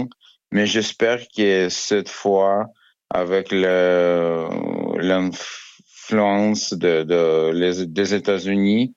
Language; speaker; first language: French; non-native, learner; Ukrainian